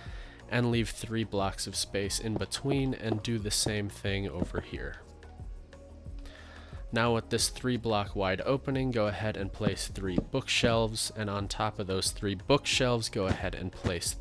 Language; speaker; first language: English; native; English